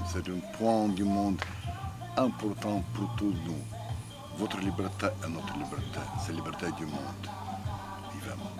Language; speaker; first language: French; non-native, learner; Ukrainian